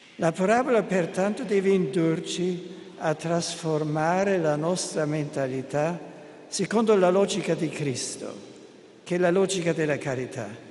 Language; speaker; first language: Italian; non-native, fluent; German